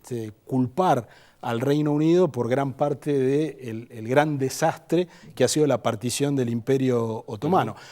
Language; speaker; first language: Spanish; native; Spanish